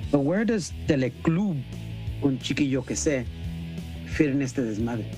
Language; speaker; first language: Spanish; early bilingual, heritage; Spanish